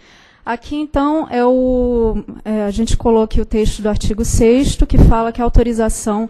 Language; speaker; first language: Portuguese; native; Portuguese